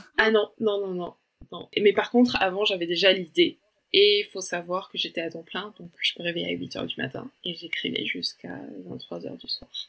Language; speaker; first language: French; early bilingual, other home language; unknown